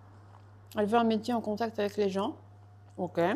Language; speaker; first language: French; early bilingual, other home language; Portuguese